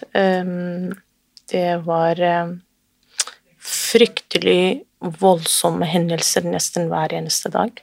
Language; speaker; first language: Norwegian; non-native, fluent; Kurdish